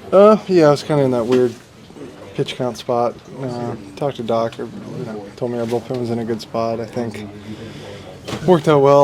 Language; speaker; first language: English; native; English